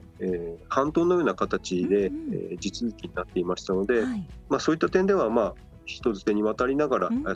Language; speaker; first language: Japanese; native; Japanese